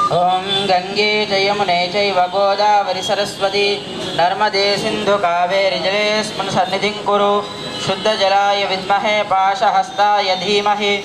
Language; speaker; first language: Telugu; native; Telugu